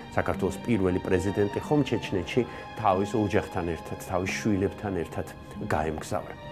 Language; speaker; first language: Georgian; native; Georgian